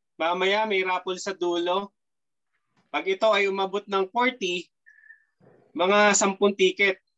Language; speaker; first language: Filipino; native; Filipino